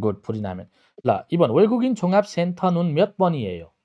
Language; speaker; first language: Korean; non-native, fluent; Nepali